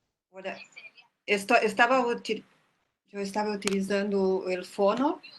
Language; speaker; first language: Spanish; non-native, fluent; Portuguese